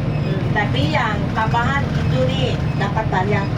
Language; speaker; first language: Indonesian; non-native, learner; Thai